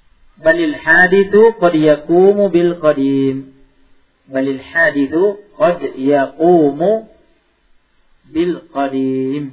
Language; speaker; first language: Arabic; non-native, fluent; Indonesian